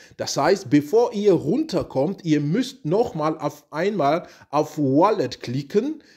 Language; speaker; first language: German; non-native, fluent; French